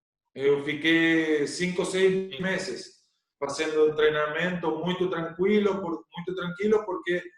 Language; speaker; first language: Portuguese; non-native, learner; Spanish